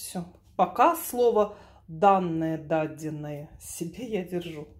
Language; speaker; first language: Russian; native; Russian